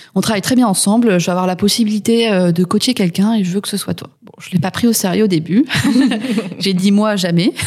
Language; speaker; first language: French; native; French